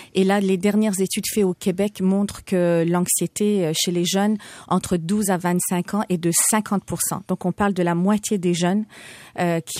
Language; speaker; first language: French; early bilingual, other home language; Persian